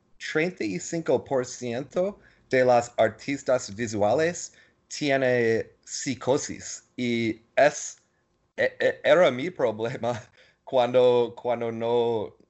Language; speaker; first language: Spanish; non-native, learner; English